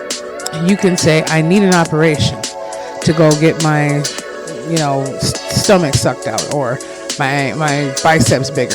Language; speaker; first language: English; native; English